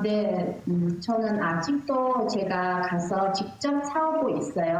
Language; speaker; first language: Korean; non-native, fluent; Vietnamese